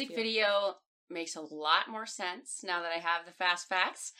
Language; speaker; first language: English; native; English